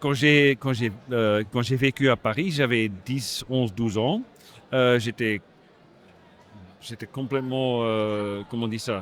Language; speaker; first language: French; non-native, local second language; Dutch